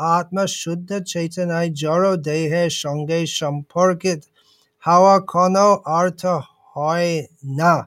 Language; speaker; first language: Bangla; non-native, fluent; English